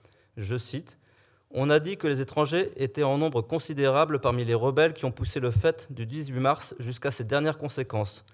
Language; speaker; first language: French; native; French